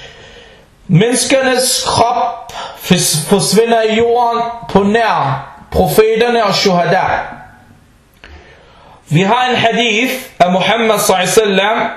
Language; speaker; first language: Danish; non-native, fluent; Arabic